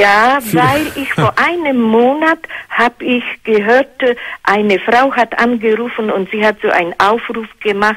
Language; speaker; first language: German; non-native, fluent; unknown